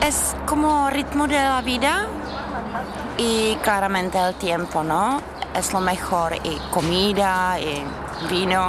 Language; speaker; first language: Spanish; non-native, learner; Czech